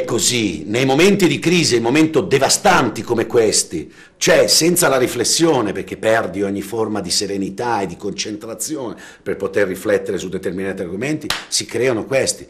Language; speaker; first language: Italian; native; Italian